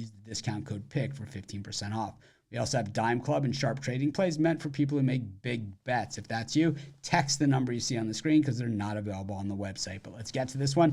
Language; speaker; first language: English; native; English